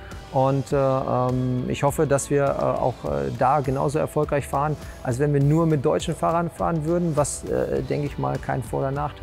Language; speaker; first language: German; native; German